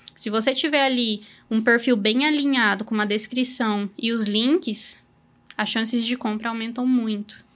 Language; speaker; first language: Portuguese; native; Portuguese